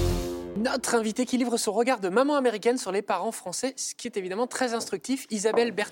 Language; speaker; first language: French; native; French